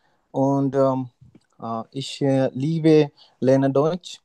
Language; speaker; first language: German; non-native, learner; Bangla